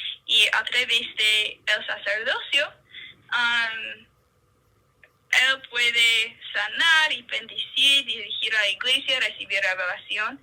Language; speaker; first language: Spanish; non-native, learner; English